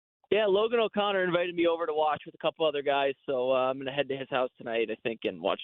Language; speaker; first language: English; native; English